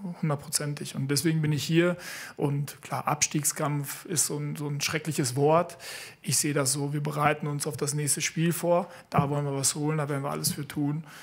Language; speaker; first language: German; early bilingual, other home language; Italian